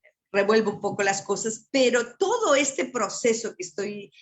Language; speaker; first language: Spanish; native; Spanish